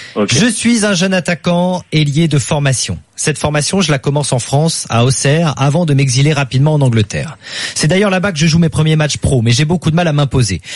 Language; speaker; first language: French; native; French